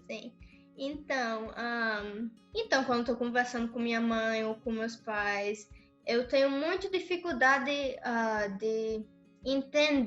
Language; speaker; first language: Portuguese; early bilingual, other home language; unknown